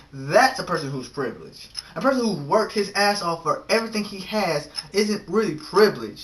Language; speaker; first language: English; native; English